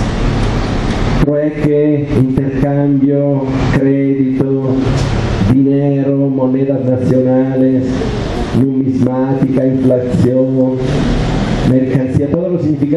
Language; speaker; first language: Spanish; non-native, fluent; Italian